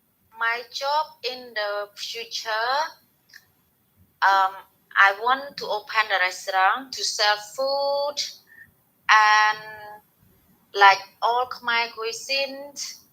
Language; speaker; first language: English; non-native, learner; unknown